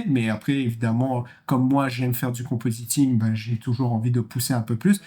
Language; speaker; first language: French; native; French